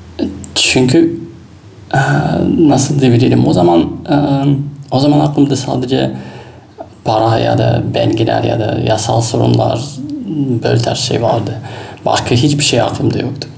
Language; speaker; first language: Turkish; non-native, fluent; Russian